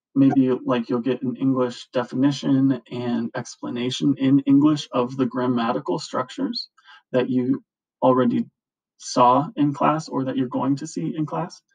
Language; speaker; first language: English; native; English